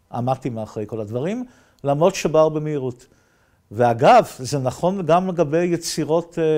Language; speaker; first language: Hebrew; native; Hebrew